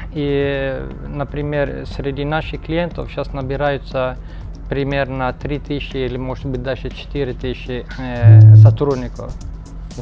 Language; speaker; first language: Russian; non-native, fluent; Finnish